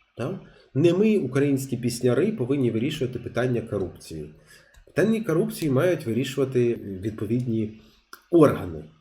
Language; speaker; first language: Ukrainian; non-native, local second language; Russian